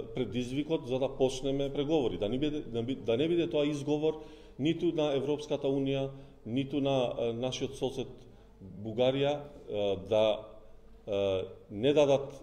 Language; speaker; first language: Macedonian; non-native, local second language; Albanian